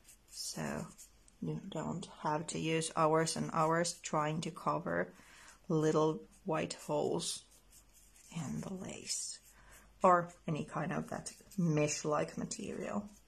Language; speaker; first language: English; non-native, fluent; Finnish